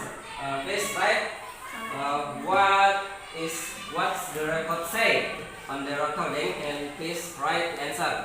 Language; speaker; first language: English; non-native, fluent; Indonesian